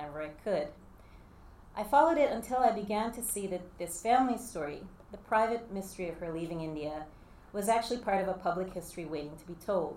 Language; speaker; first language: English; native; English